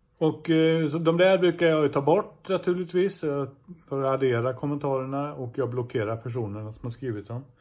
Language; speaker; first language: Swedish; native; Swedish